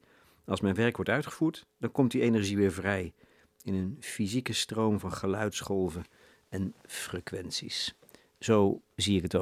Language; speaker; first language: Dutch; native; Dutch